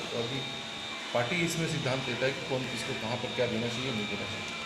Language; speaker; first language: Hindi; non-native, local second language; Bangla